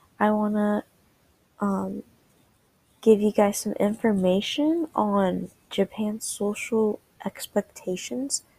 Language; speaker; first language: English; native; English